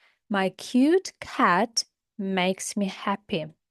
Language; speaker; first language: English; non-native, fluent; Ukrainian